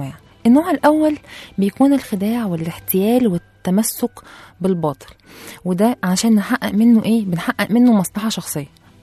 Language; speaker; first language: Arabic; native; Arabic